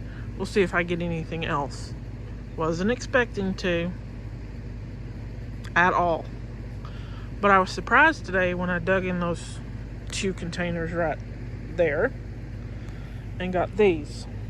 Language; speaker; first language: English; native; English